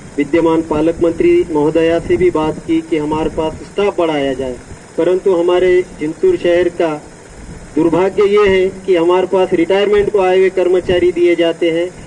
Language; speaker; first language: Hindi; non-native, local second language; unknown